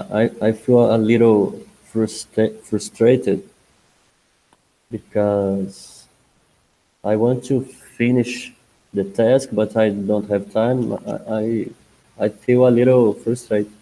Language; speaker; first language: English; non-native, learner; Portuguese